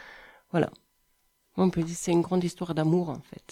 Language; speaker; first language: French; non-native, fluent; German